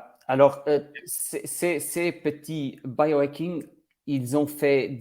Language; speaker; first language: French; non-native, learner; Portuguese